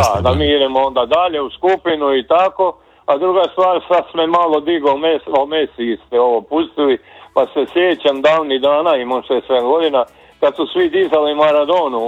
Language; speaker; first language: Serbian; native; Serbian